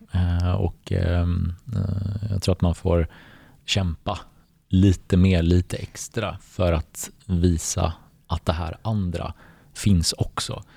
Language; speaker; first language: Swedish; early bilingual, other home language; Bosnian